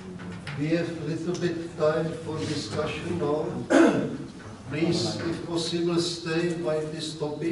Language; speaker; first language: English; non-native, learner; Czech